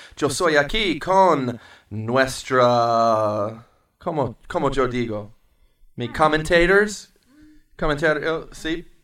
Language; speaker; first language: Spanish; non-native, learner; English